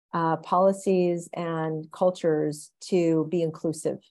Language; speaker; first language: English; native; English